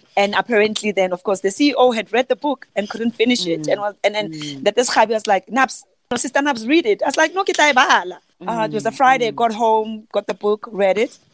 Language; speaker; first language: English; non-native, local second language; Southern Sotho